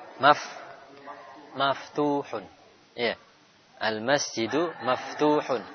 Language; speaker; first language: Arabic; non-native, fluent; Indonesian